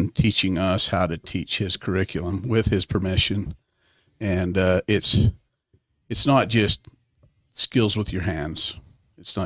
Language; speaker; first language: English; native; English